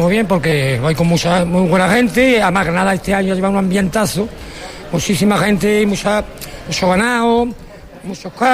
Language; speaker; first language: Spanish; native; Spanish